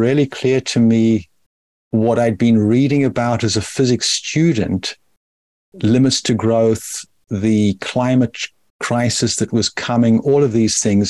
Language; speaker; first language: English; native; English